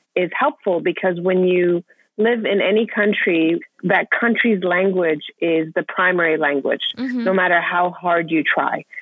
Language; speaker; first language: English; non-native, fluent; Persian